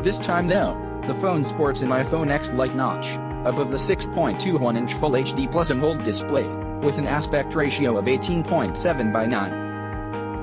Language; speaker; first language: English; non-native, local second language; Odia